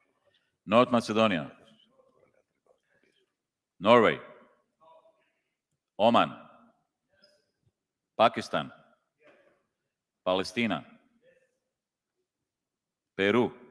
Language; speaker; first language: English; non-native, fluent; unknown